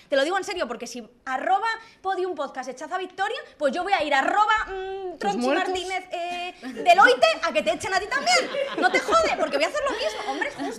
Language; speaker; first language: Spanish; native; Spanish